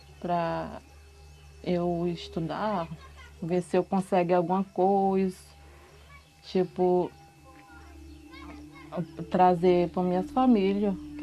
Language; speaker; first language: Portuguese; non-native, local second language; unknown